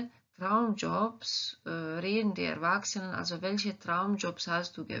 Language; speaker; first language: German; non-native, fluent; Croatian